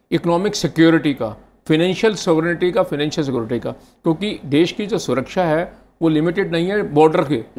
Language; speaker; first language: Hindi; native; Hindi